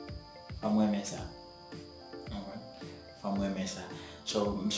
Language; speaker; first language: French; non-native, learner; Haitian Creole